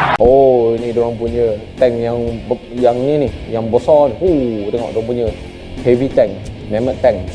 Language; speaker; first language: Malay; native; Malay